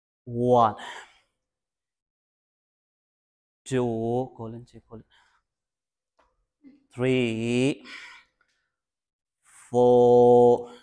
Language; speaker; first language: Vietnamese; non-native, learner; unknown